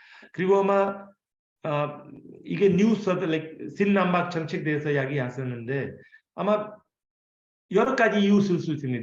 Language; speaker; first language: Korean; non-native, fluent; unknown